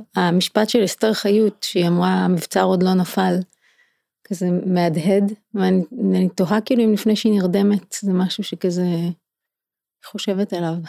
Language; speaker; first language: Hebrew; native; Hebrew